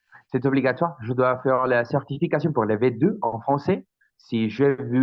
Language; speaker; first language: French; non-native, learner; Spanish